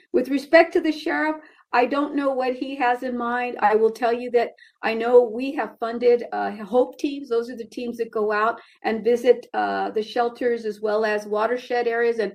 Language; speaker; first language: English; early bilingual, other home language; Spanish